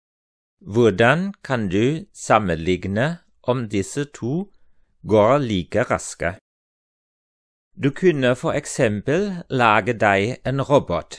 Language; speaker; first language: Norwegian; non-native, fluent; German